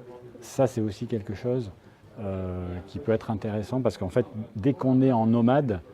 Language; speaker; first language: French; native; French